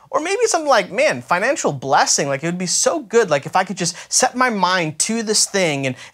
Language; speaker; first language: English; native; English